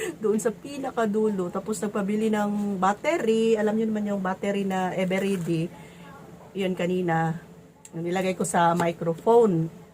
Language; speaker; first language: Filipino; native; Filipino